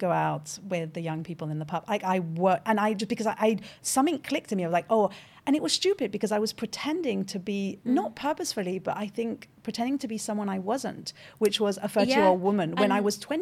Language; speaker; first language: English; non-native, fluent; French